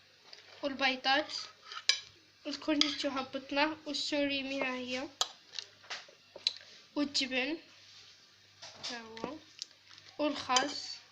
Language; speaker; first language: Arabic; native; Arabic